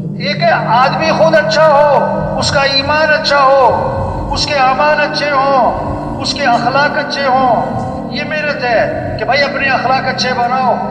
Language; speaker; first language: Urdu; non-native, local second language; Pashto